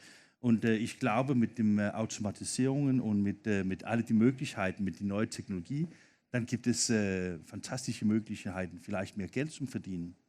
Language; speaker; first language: German; non-native, fluent; Danish